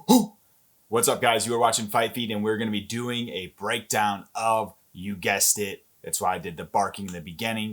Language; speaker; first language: English; native; English